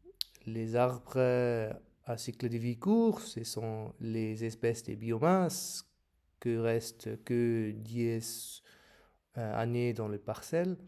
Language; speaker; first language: French; non-native, learner; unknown